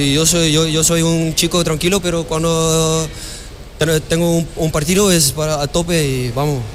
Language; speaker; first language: Spanish; non-native, learner; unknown